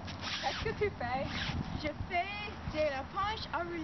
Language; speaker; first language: French; non-native, learner; English